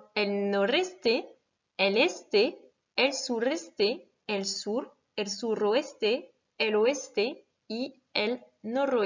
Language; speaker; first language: Spanish; non-native, fluent; French